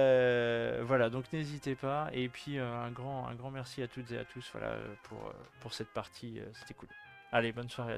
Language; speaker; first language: French; native; French